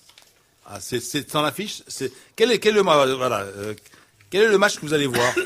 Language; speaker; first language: French; non-native, local second language; Arabic